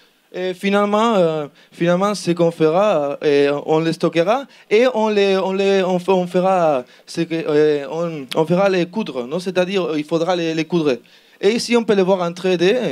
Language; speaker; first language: French; non-native, learner; Spanish